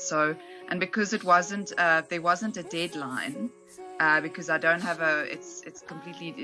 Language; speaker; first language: English; native; English